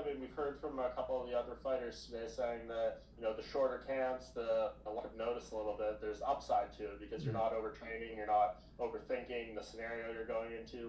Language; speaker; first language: English; native; English